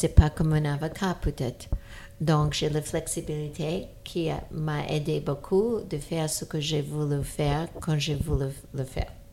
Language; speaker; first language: French; non-native, fluent; English